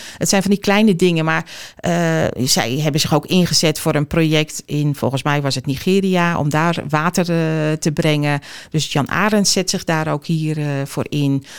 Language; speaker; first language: Dutch; native; Dutch